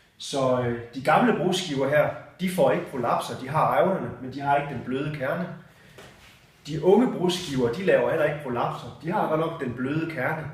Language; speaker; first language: Danish; native; Danish